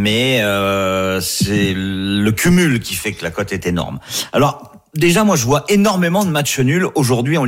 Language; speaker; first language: French; native; French